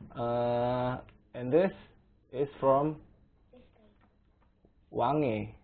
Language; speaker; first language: English; non-native, learner; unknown